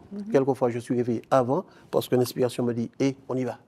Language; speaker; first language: French; native; French